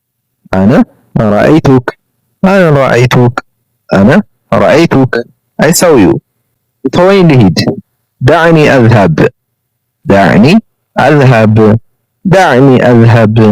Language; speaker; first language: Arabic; non-native, fluent; Amharic